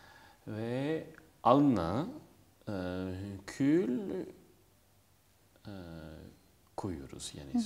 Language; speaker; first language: Turkish; non-native, fluent; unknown